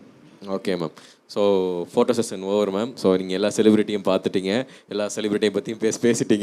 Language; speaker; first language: Tamil; native; Tamil